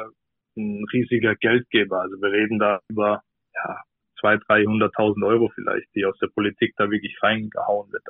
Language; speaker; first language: German; native; German